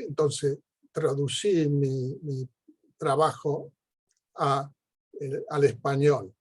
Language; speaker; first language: Spanish; early bilingual, heritage; Spanish